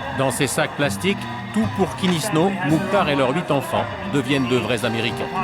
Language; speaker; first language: French; native; French